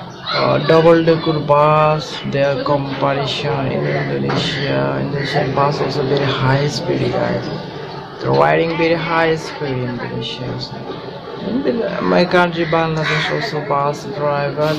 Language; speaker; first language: English; non-native, learner; Bangla